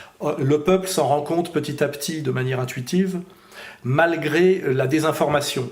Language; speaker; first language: French; native; French